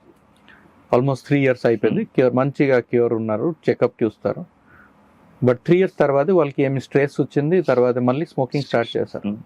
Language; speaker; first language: Telugu; non-native, learner; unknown